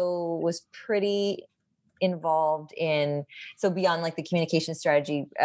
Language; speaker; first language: English; native; English